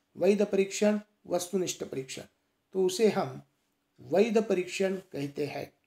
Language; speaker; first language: Hindi; non-native, local second language; Marathi